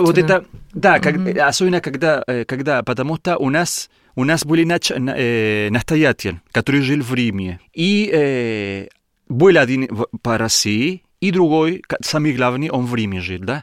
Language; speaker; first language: Russian; non-native, learner; Spanish